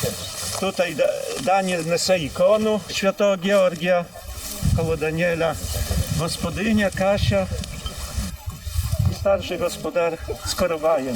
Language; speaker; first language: Polish; non-native, local second language; Belarusian